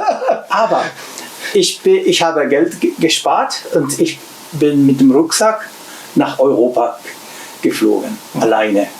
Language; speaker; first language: German; non-native, learner; Japanese